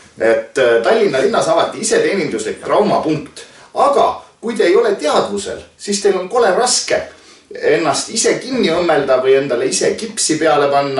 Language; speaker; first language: Estonian; native; Estonian